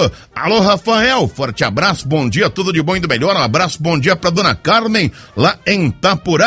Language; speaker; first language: Portuguese; native; Portuguese